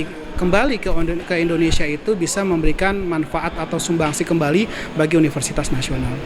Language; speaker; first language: Indonesian; native; Indonesian